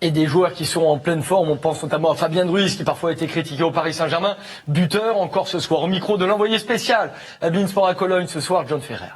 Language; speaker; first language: French; native; French